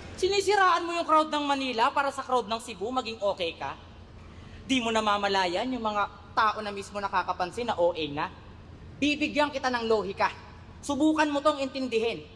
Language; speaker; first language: Filipino; native; Filipino